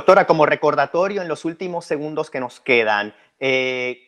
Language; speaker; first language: Spanish; native; Spanish